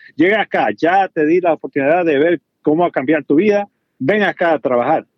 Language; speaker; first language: Spanish; early bilingual, heritage; Spanish